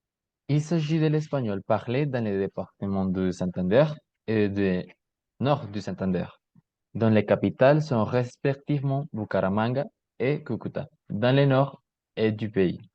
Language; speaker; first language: French; non-native, learner; Spanish